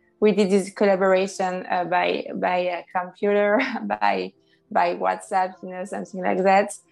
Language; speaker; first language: English; non-native, fluent; French